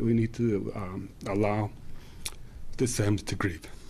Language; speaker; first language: English; early bilingual, other home language; Spanish